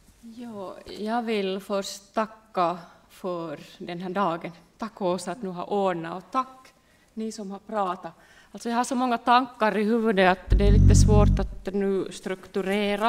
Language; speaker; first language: Swedish; non-native, local second language; Finnish